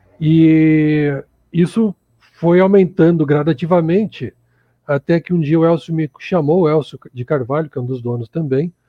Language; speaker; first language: Portuguese; native; Portuguese